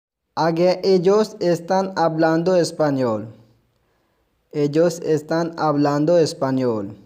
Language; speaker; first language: Spanish; non-native, fluent; Urdu